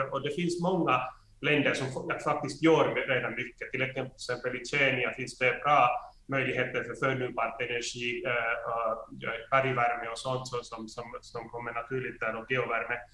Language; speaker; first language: Swedish; non-native, fluent; Finnish